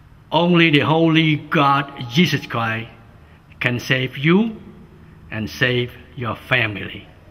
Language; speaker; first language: English; non-native, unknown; Vietnamese